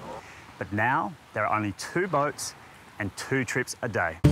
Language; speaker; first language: English; native; English